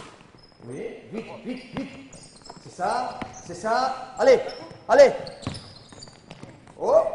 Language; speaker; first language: French; non-native, learner; Spanish